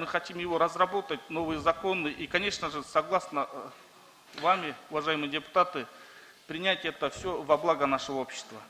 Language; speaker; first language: Russian; non-native, local second language; Kyrgyz